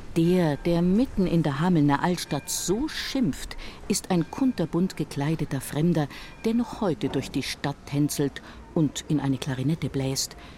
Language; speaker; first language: German; native; German